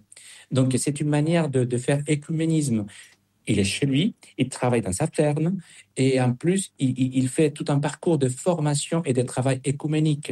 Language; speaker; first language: French; non-native, fluent; Spanish